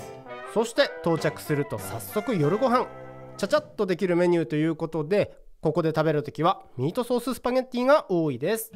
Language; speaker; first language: Japanese; native; Japanese